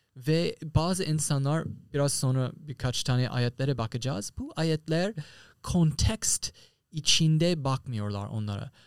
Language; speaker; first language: Turkish; non-native, fluent; English